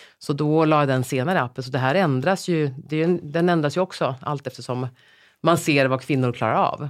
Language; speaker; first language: Swedish; native; Swedish